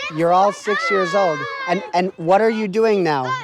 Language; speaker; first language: English; native; English